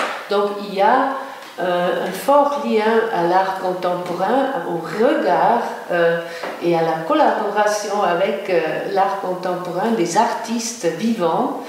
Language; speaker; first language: French; non-native, local second language; German